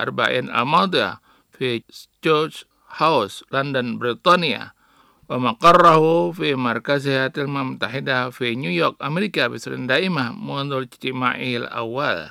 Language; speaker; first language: Arabic; non-native, fluent; Indonesian